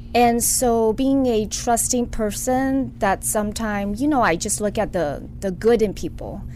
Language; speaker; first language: English; early bilingual, other home language; Chinese